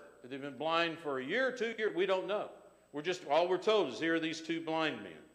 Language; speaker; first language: English; native; English